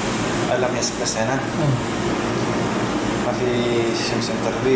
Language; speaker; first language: Arabic; non-native, learner; Filipino